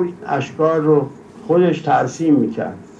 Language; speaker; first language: Persian; native; Persian